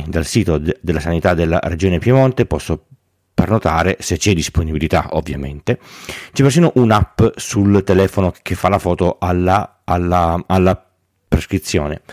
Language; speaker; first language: Italian; native; Italian